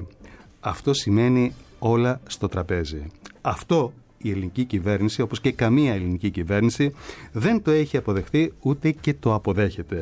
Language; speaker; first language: Greek; native; Greek